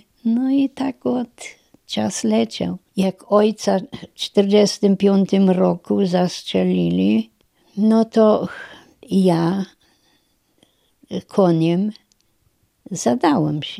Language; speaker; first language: Polish; non-native, local second language; German